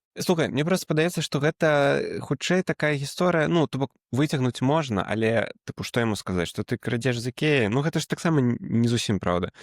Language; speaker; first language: Belarusian; native; Belarusian